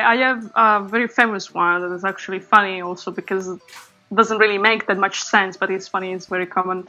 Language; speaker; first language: English; non-native, fluent; Italian